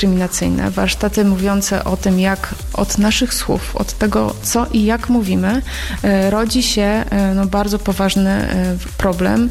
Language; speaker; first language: Polish; native; Polish